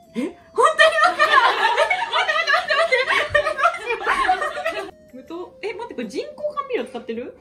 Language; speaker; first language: Japanese; native; Japanese